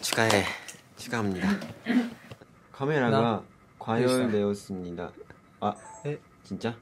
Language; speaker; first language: Korean; non-native, fluent; Japanese